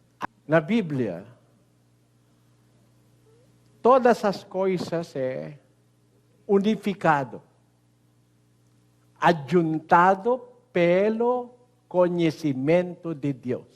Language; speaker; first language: Portuguese; non-native, learner; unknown